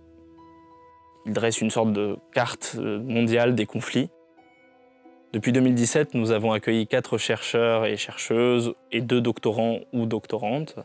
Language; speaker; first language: French; native; French